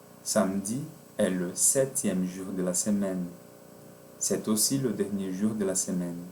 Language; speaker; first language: French; non-native, fluent; Portuguese